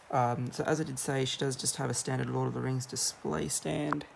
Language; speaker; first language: English; native; English